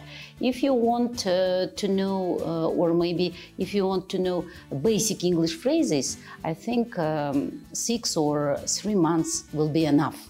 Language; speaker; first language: English; non-native, fluent; Kazakh